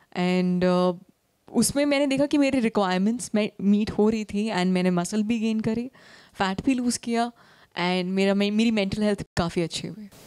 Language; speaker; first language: Hindi; native; Hindi